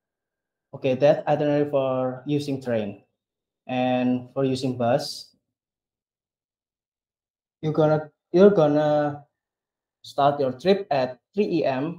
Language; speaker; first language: English; non-native, learner; Indonesian